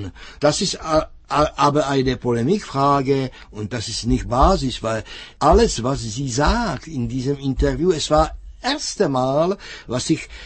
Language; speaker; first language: German; non-native, fluent; Czech